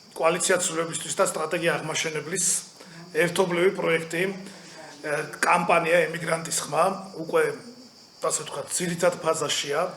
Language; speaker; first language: Georgian; native; Georgian